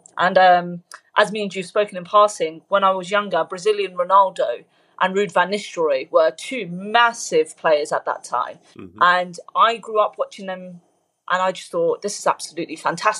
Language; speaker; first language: English; early bilingual, other home language; Punjabi